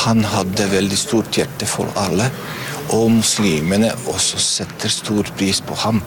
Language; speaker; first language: Norwegian; non-native, fluent; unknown